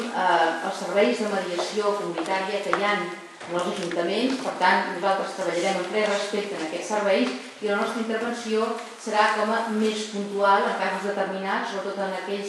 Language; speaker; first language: Catalan; native; Catalan